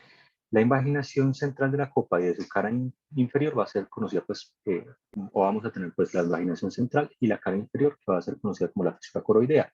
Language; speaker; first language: Spanish; native; Spanish